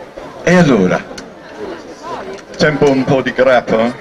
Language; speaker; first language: Italian; non-native, fluent; English